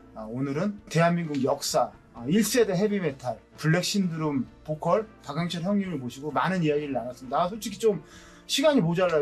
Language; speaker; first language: Korean; native; Korean